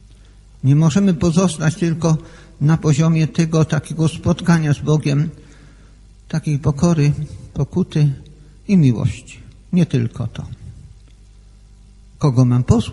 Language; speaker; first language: Polish; native; Polish